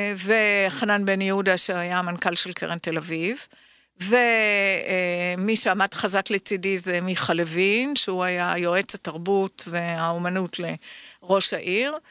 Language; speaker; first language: Hebrew; native; Hebrew